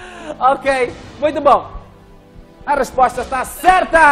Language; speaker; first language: Portuguese; native; Portuguese